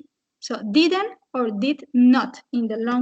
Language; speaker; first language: English; non-native, fluent; Spanish